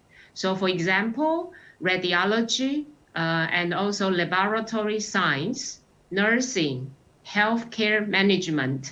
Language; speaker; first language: English; non-native, fluent; Chinese